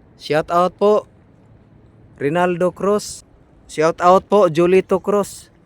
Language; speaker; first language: Filipino; non-native, local second language; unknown